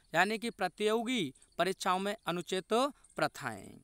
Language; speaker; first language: Hindi; native; Hindi